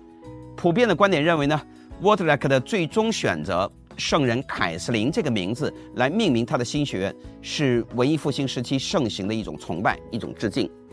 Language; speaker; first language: Chinese; native; Chinese